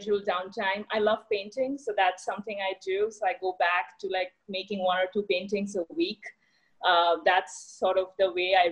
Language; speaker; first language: English; non-native, local second language; Bangla